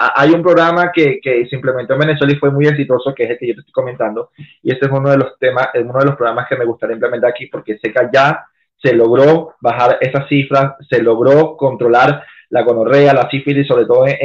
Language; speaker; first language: Spanish; native; Spanish